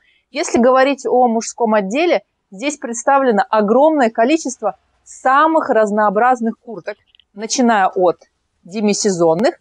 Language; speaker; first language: Russian; native; Russian